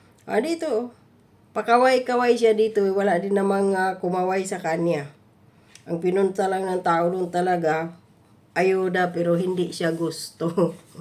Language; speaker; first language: Filipino; non-native, local second language; Cebuano